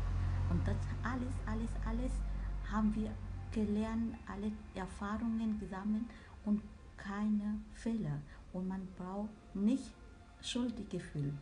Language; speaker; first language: German; non-native, learner; Vietnamese